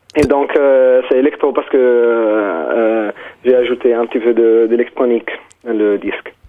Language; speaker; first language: French; non-native, local second language; Italian